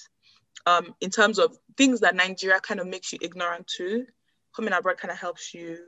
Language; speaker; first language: English; non-native, local second language; Yoruba